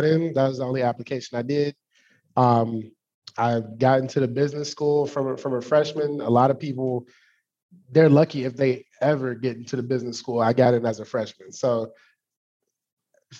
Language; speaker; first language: English; native; English